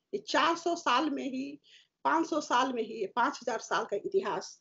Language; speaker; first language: Hindi; native; Hindi